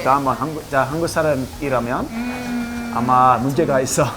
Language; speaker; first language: Korean; non-native, learner; English